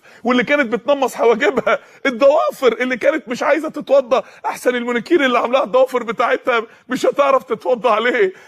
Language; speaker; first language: Arabic; native; Arabic